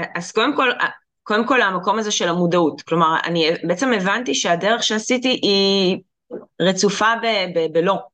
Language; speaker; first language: Hebrew; early bilingual, other home language; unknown